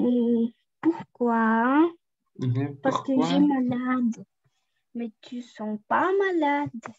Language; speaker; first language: French; non-native, learner; Russian